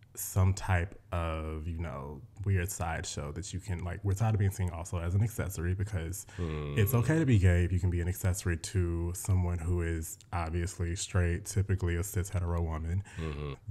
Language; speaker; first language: English; native; English